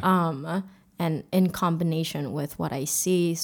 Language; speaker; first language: English; early bilingual, other home language; Korean